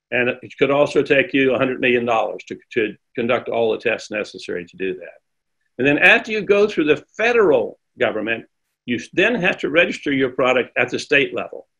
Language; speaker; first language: English; native; English